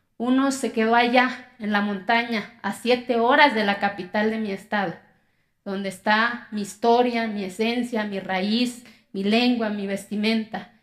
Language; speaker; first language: Spanish; non-native, local second language; Zapotec